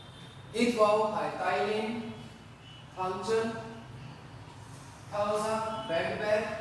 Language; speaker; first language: Vietnamese; non-native, learner; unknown